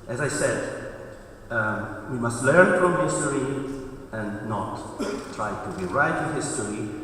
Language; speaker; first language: English; non-native, fluent; Italian